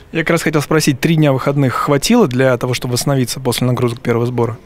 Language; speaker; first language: Russian; native; Russian